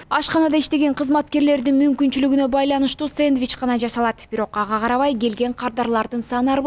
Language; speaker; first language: Kyrgyz; native; Kyrgyz